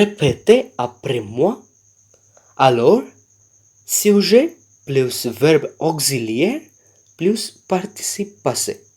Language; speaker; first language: French; non-native, learner; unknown